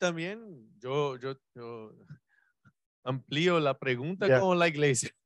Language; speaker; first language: Spanish; non-native, learner; Portuguese